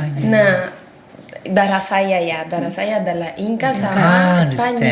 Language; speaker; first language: Indonesian; non-native, fluent; Spanish